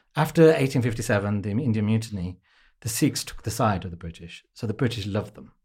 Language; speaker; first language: English; native; English